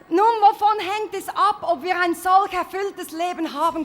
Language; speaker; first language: German; native; German